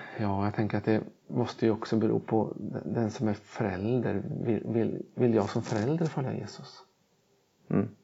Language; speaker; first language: Swedish; native; Swedish